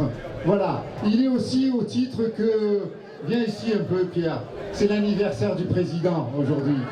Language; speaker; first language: French; native; French